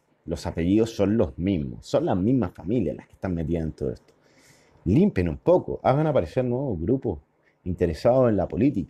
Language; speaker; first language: Spanish; native; Spanish